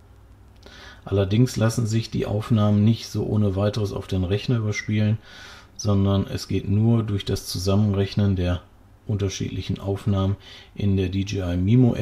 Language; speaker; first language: German; native; German